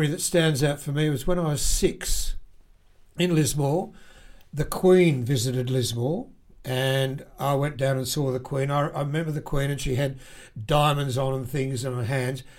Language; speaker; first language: English; native; English